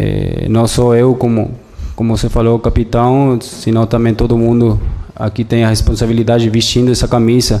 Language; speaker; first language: Portuguese; non-native, fluent; Spanish